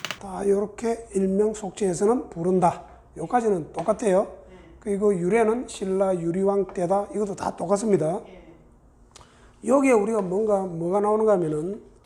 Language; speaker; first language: Korean; native; Korean